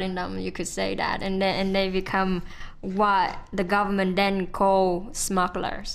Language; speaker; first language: English; non-native, fluent; Vietnamese